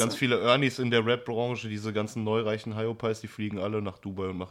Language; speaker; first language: German; native; German